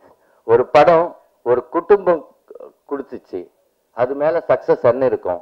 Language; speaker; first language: Tamil; non-native, learner; Telugu